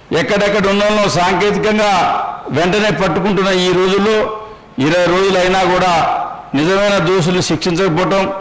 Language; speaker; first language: Telugu; native; Telugu